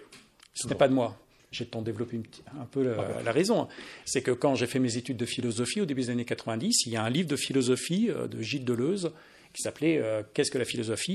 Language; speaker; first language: French; native; French